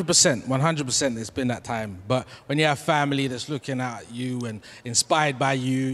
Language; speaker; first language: English; native; English